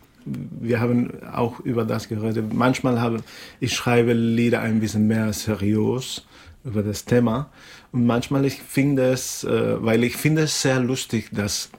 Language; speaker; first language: German; non-native, fluent; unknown